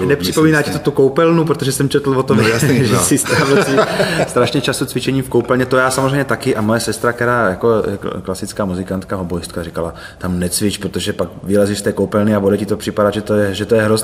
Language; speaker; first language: Czech; native; Czech